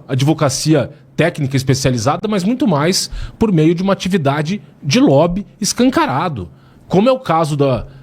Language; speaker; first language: Portuguese; native; Portuguese